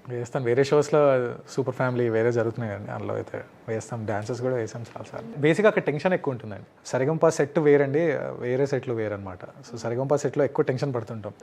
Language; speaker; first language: Telugu; native; Telugu